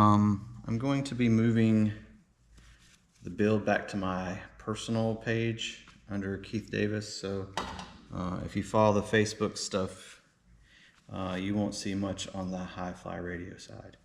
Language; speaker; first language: English; native; English